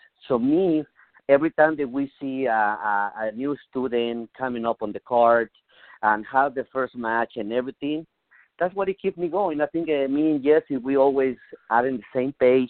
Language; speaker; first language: English; non-native, learner; Spanish